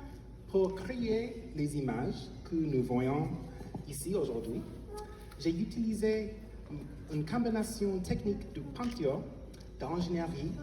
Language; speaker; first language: French; non-native, fluent; English